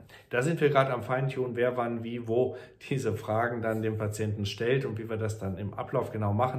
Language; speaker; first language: German; native; German